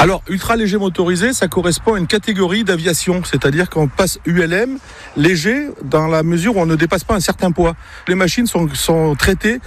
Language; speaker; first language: French; native; French